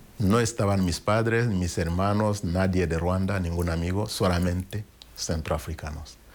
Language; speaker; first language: Spanish; non-native, fluent; Kinyarwanda